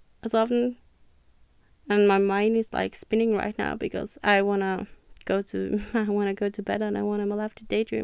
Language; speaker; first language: English; non-native, fluent; Norwegian